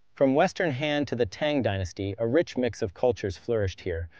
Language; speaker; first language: English; native; English